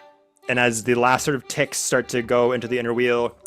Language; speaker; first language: English; native; English